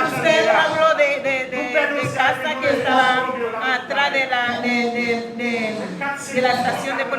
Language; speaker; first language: Spanish; non-native, fluent; Haitian Creole